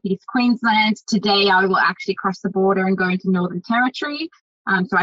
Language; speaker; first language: English; native; English